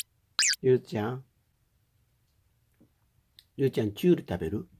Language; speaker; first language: Japanese; native; Japanese